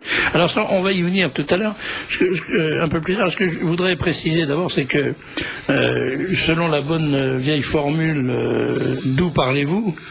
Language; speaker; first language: French; native; French